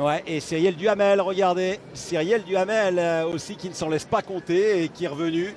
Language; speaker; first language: French; native; French